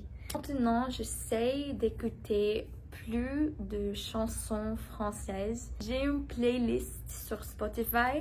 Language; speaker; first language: French; non-native, learner; English